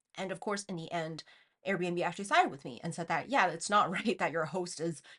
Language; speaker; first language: English; non-native, fluent; Chinese